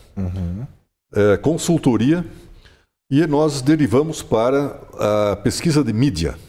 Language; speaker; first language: Portuguese; non-native, local second language; German